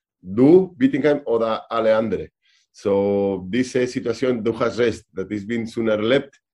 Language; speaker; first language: German; non-native, learner; Spanish